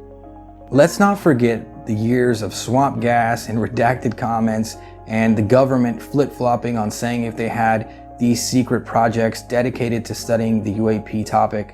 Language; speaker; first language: English; native; English